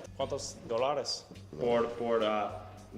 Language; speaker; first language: Spanish; non-native, learner; English